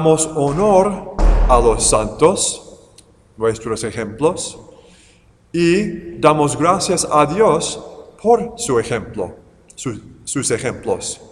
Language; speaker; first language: Spanish; non-native, fluent; English